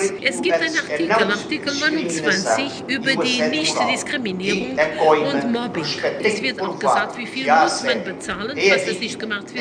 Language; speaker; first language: German; non-native, fluent; Portuguese